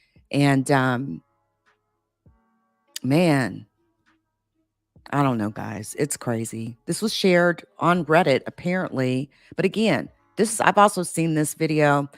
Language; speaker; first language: English; native; English